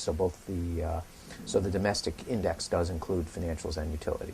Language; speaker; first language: English; native; English